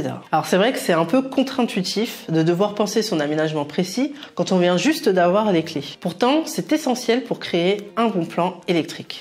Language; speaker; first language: French; native; French